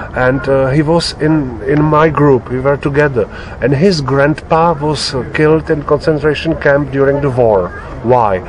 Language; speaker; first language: English; non-native, fluent; Czech